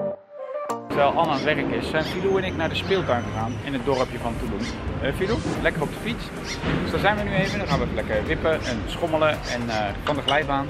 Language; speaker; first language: Dutch; native; Dutch